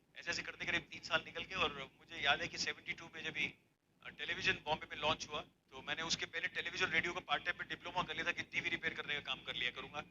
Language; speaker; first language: Hindi; native; Hindi